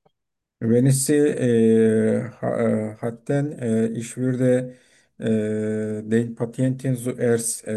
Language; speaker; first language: German; non-native, fluent; Turkish